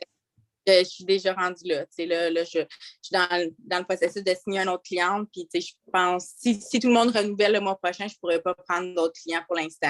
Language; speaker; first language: French; native; French